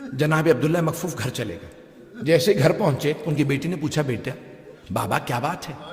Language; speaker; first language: Urdu; native; Urdu